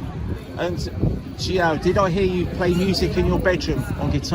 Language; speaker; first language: English; native; English